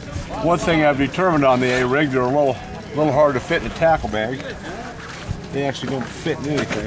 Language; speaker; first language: English; native; English